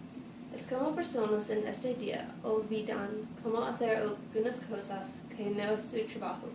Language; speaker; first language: Spanish; non-native, learner; English